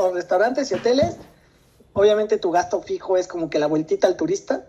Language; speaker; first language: Spanish; native; Spanish